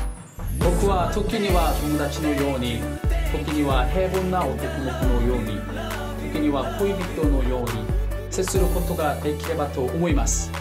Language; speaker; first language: Japanese; non-native, learner; Korean